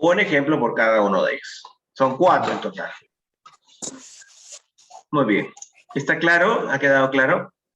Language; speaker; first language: Spanish; native; Spanish